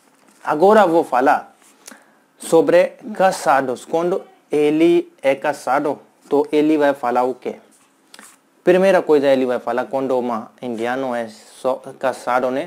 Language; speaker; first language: Portuguese; non-native, learner; Hindi